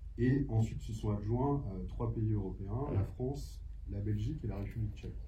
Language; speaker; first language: French; native; French